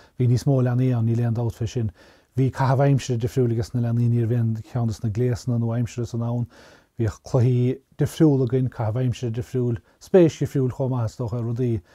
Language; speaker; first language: Irish; native; Irish